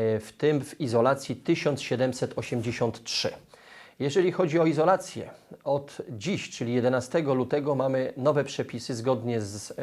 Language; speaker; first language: Polish; native; Polish